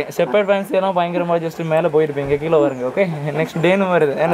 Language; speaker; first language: Tamil; native; Tamil